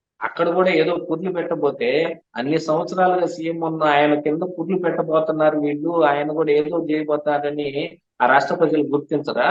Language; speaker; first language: Telugu; native; Telugu